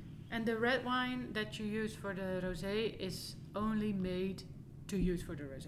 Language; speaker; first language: English; non-native, fluent; Dutch